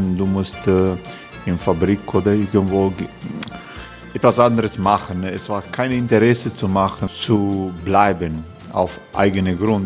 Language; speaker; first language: German; non-native, learner; Croatian